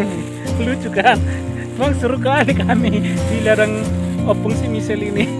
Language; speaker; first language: Indonesian; non-native, local second language; Batak Toba